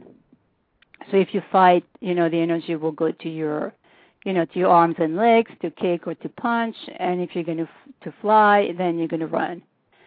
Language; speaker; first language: English; non-native, fluent; French